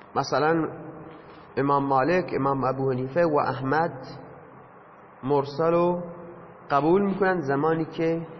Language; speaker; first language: Persian; non-native, local second language; Baluchi